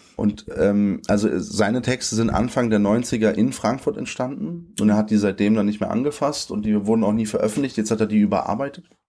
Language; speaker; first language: German; early bilingual, other home language; Polish